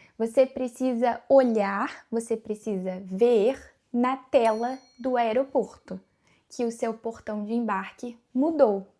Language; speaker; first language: Portuguese; native; Portuguese